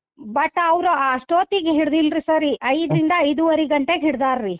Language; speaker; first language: Kannada; native; Kannada